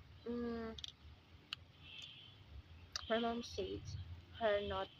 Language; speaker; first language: English; non-native, learner; Indonesian